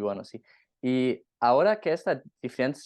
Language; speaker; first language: Spanish; non-native, learner; English